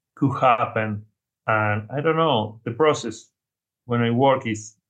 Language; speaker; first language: English; non-native, learner; Spanish